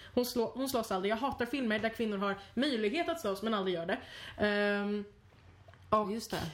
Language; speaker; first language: Swedish; native; Swedish